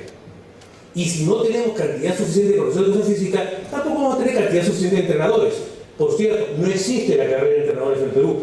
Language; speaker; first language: Spanish; native; Spanish